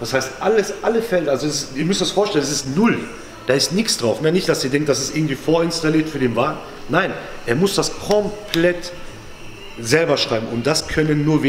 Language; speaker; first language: German; native; German